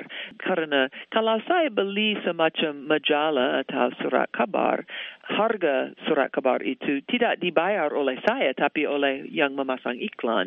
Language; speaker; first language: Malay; non-native, fluent; English